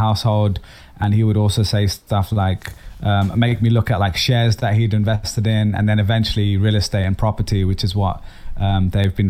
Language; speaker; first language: English; native; English